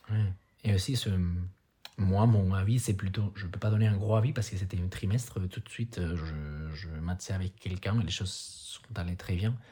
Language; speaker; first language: French; non-native, fluent; Spanish